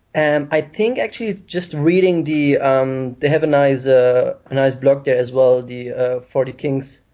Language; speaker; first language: English; non-native, fluent; German